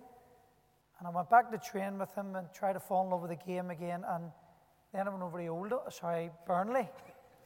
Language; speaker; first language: English; native; English